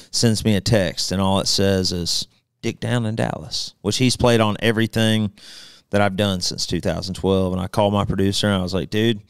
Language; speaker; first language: English; native; English